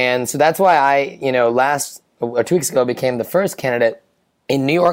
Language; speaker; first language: English; native; English